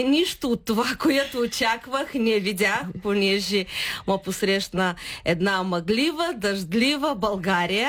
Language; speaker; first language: Bulgarian; early bilingual, heritage; Bulgarian